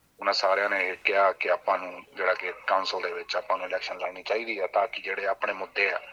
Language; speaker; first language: Punjabi; native; Punjabi